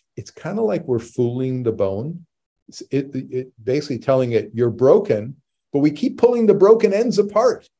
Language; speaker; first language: English; native; English